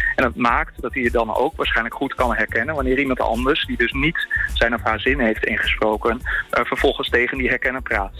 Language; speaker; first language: Dutch; native; Dutch